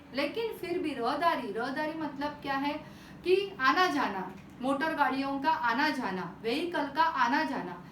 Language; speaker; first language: Hindi; non-native, local second language; Marathi